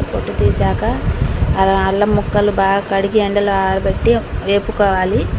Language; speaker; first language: Telugu; non-native, local second language; Urdu